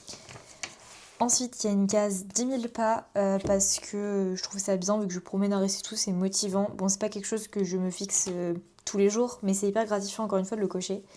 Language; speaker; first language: French; native; French